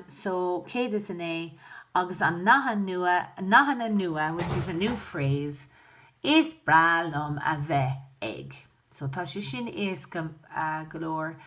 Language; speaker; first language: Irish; non-native, local second language; English